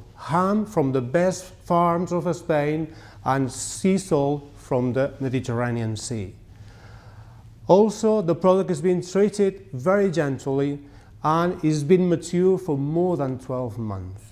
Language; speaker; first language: English; non-native, fluent; Spanish